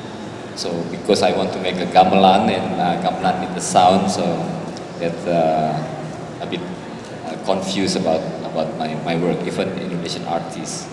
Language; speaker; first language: English; non-native, learner; Indonesian